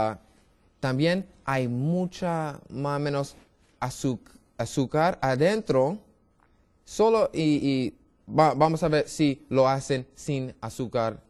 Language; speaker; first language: Spanish; non-native, learner; English